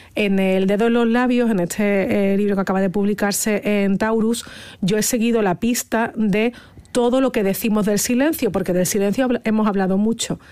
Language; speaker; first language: Spanish; native; Spanish